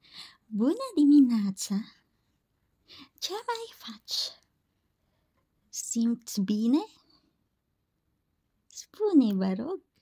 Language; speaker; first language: Romanian; non-native, learner; Filipino